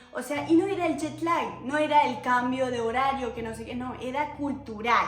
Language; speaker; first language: Spanish; non-native, fluent; French